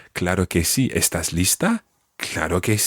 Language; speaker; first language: Spanish; non-native, fluent; English